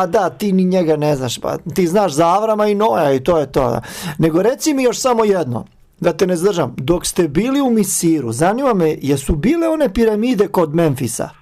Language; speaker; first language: Bosnian; native; Bosnian